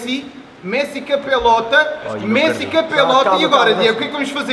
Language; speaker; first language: Portuguese; native; Portuguese